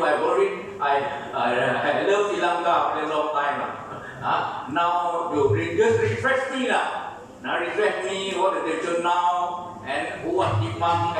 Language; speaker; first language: English; non-native, learner; Thai